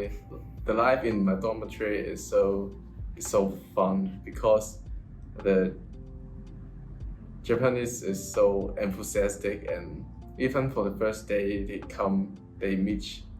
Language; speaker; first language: English; non-native, local second language; Cantonese